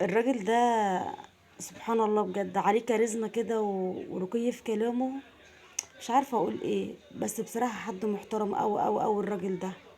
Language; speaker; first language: Arabic; native; Arabic